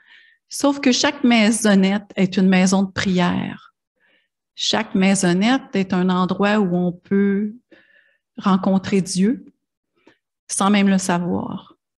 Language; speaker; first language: French; native; French